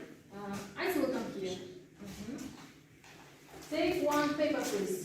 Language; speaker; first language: English; non-native, learner; Kazakh